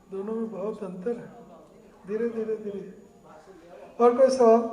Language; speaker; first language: Hindi; non-native, fluent; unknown